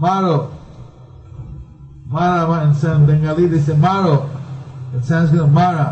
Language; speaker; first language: Spanish; non-native, learner; Bangla